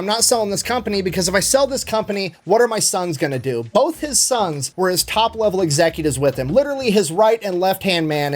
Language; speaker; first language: English; native; English